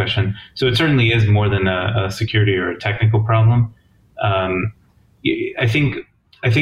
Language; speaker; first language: English; native; English